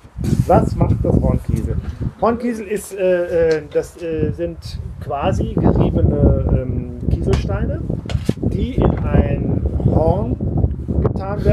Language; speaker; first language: German; native; German